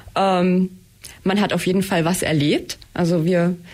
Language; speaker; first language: German; native; German